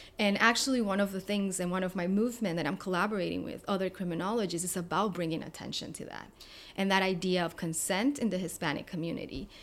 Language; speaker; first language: English; non-native, fluent; Spanish